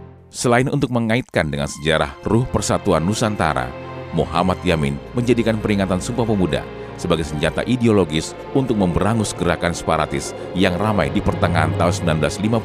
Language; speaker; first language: Indonesian; native; Indonesian